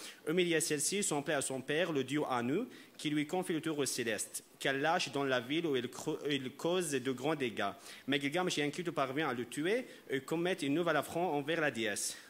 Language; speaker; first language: French; non-native, fluent; Arabic